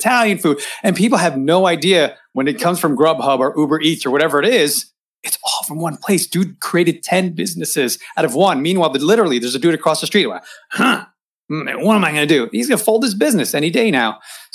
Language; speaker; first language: English; native; English